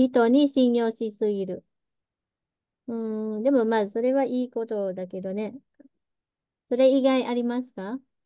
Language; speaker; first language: Japanese; early bilingual, heritage; Vietnamese